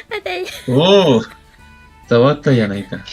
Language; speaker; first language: Japanese; non-native, learner; Spanish